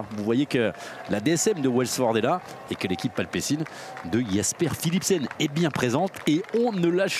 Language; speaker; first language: French; native; French